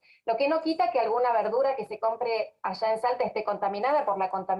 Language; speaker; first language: Spanish; native; Spanish